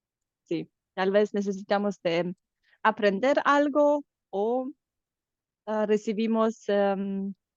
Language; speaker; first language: Spanish; non-native, fluent; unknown